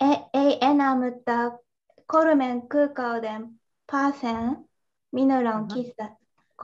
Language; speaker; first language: Finnish; non-native, learner; Japanese